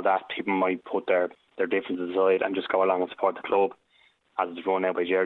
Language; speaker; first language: English; native; English